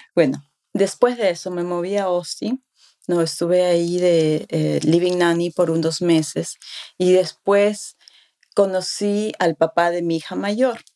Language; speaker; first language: Spanish; native; Spanish